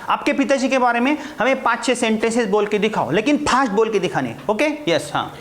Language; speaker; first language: Hindi; non-native, local second language; Marathi